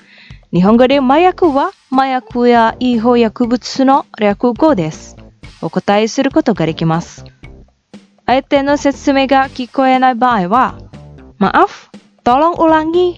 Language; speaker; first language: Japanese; non-native, fluent; Indonesian